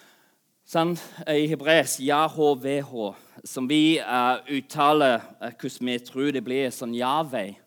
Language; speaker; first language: Norwegian; non-native, fluent; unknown